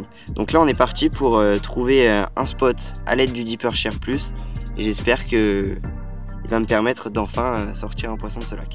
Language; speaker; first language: French; native; French